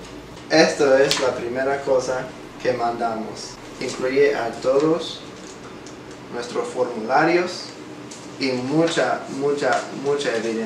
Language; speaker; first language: Spanish; non-native, fluent; English